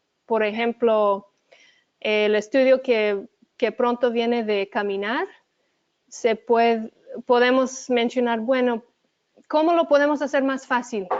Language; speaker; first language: Spanish; early bilingual, heritage; Spanish